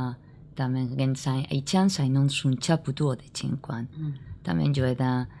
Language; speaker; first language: Chinese; non-native, learner; Spanish